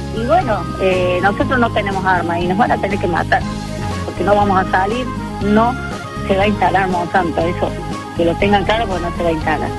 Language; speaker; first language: Spanish; native; Spanish